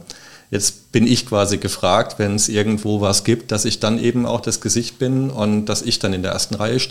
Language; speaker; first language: German; native; German